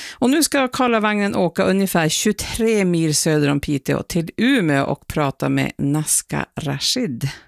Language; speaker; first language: Swedish; native; Swedish